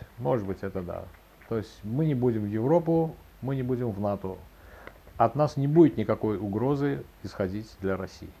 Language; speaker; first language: Russian; non-native, local second language; Azerbaijani